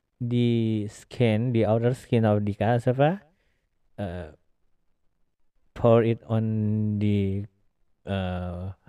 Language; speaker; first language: English; non-native, learner; Indonesian